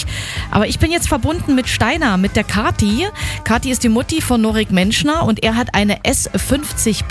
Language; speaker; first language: German; native; German